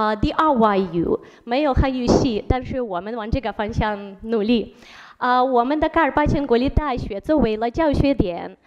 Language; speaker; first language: Chinese; non-native, fluent; Ukrainian